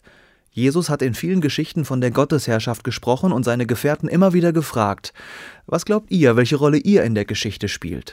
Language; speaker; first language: German; native; German